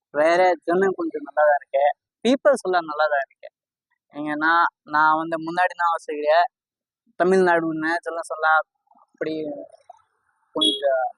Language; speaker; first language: Tamil; non-native, learner; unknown